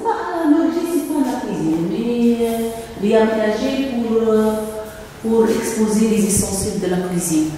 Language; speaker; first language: French; non-native, local second language; Arabic